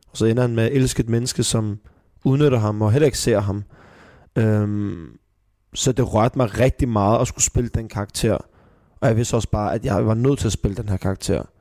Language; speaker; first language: Danish; early bilingual, other home language; Persian